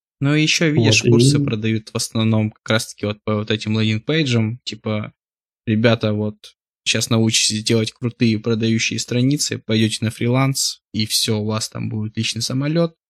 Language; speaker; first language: Russian; native; Russian